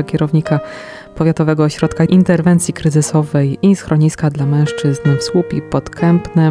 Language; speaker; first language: Polish; native; Polish